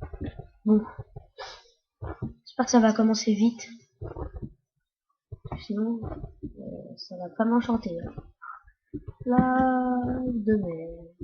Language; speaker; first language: French; native; French